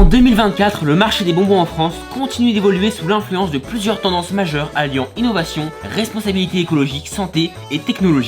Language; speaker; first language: French; native; French